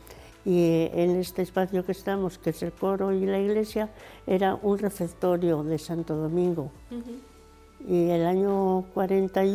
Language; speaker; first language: Spanish; native; Spanish